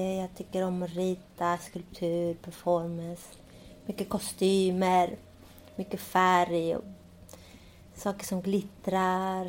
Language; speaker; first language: Swedish; early bilingual, other home language; Spanish